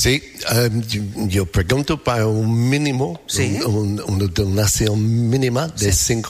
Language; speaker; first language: Spanish; non-native, learner; English